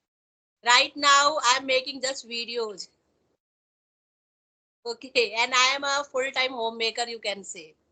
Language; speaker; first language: English; non-native, local second language; Hindi